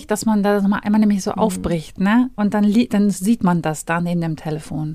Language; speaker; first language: German; native; German